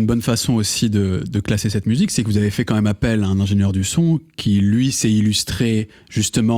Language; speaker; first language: French; native; French